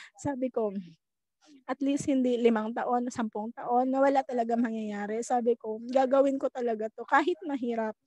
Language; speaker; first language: Filipino; non-native, local second language; Bikol